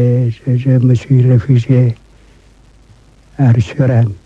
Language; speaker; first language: French; non-native, fluent; Vietnamese